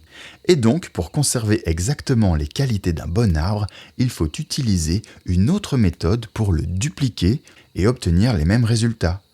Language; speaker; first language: French; native; French